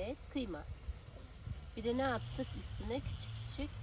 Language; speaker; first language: Turkish; native; Turkish